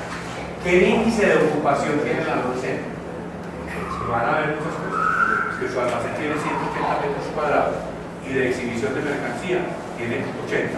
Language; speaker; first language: Spanish; native; Spanish